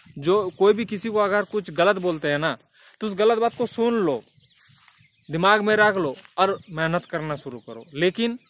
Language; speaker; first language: Hindi; non-native, local second language; Bangla